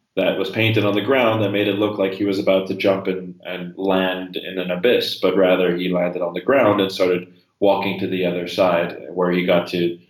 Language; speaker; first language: English; native; English